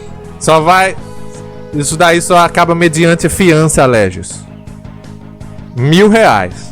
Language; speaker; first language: Portuguese; native; Portuguese